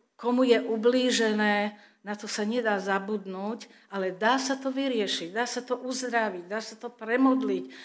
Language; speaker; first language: Slovak; non-native, local second language; German